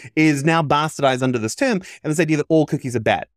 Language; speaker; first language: English; native; English